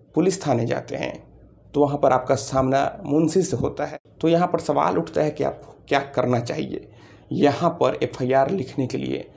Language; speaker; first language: Hindi; native; Hindi